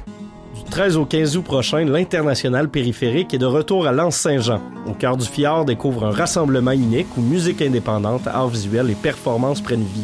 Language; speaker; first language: French; native; French